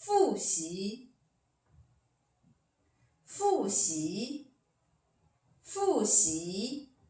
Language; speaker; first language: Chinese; non-native, fluent; Korean